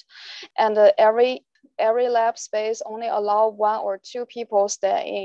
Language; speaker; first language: English; non-native, learner; Chinese